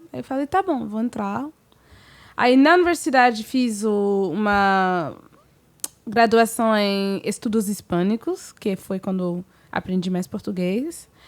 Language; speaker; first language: Portuguese; non-native, fluent; French